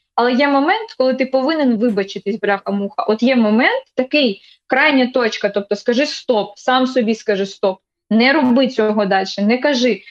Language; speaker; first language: Ukrainian; non-native, local second language; Russian